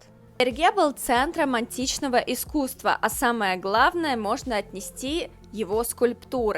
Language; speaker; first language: Russian; native; Russian